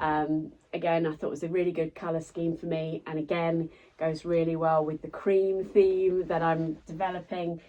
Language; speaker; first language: English; native; English